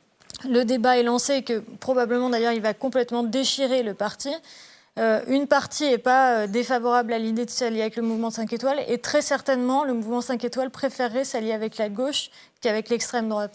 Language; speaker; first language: French; native; French